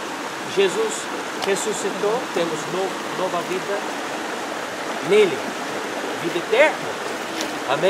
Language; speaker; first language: Portuguese; non-native, fluent; English